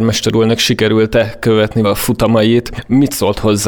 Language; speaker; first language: Hungarian; native; Hungarian